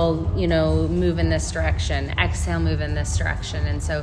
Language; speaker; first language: English; native; English